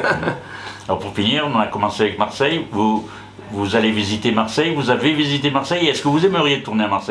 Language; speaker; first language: French; native; French